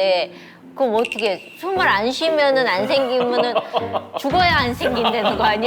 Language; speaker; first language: Korean; native; Korean